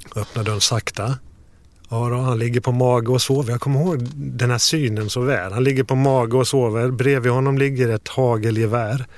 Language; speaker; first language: Swedish; native; Swedish